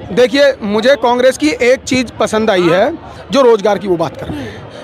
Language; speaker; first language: Hindi; native; Hindi